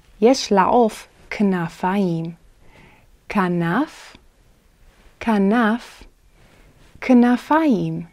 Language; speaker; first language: Hebrew; non-native, fluent; English